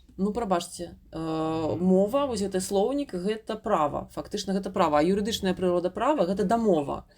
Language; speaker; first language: Belarusian; non-native, local second language; Russian